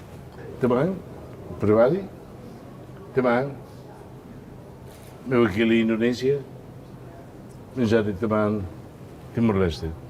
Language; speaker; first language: Indonesian; non-native, fluent; Tetum